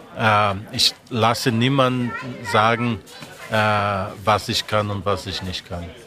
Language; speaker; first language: German; non-native, fluent; Portuguese